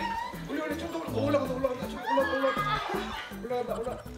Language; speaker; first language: Korean; native; Korean